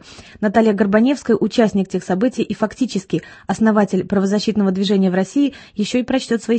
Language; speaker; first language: Russian; native; Russian